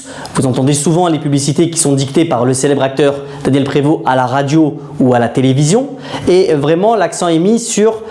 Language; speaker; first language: French; native; French